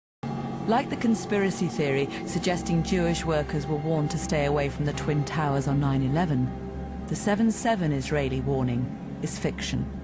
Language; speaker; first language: English; native; English